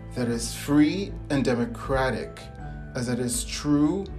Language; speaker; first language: English; native; English